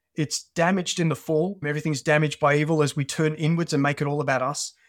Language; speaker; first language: English; native; English